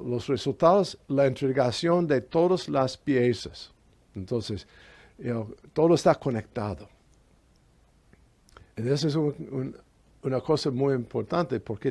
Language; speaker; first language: Spanish; non-native, fluent; English